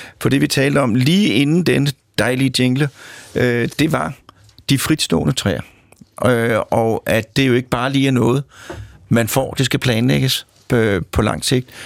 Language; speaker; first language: Danish; native; Danish